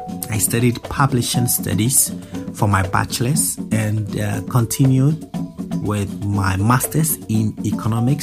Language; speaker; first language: English; non-native, local second language; Akan